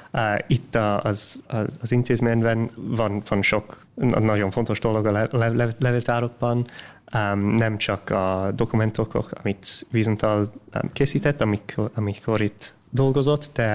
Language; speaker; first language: Hungarian; early bilingual, heritage; English